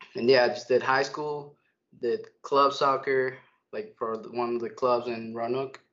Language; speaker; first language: English; early bilingual, other home language; Spanish